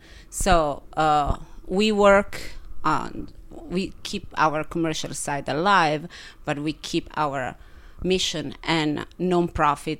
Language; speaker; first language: English; non-native, fluent; Italian